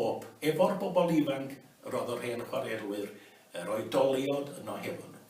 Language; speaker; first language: Welsh; native; Welsh